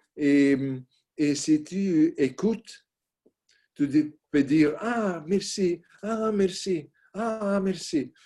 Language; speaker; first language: French; non-native, learner; Italian